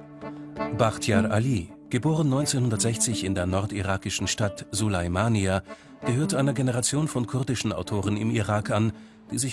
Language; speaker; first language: German; native; German